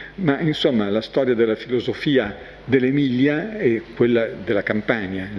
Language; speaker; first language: Italian; native; Italian